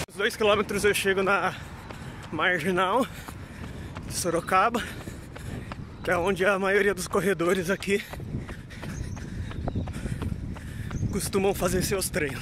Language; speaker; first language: Portuguese; native; Portuguese